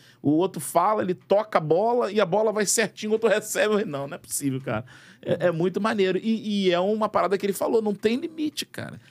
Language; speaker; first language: Portuguese; native; Portuguese